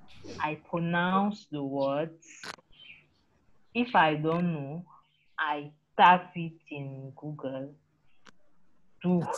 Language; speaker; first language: English; non-native, learner; French